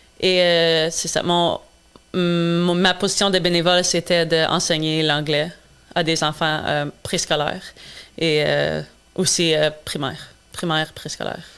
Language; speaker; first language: French; non-native, local second language; English